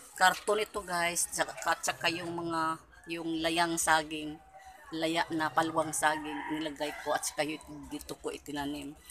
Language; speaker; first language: Filipino; non-native, local second language; Cebuano